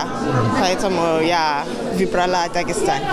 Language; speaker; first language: Russian; non-native, learner; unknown